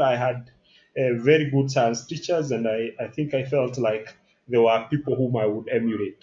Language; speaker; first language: English; non-native, local second language; Kikuyu